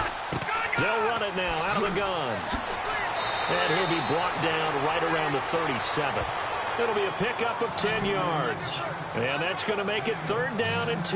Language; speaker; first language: English; native; English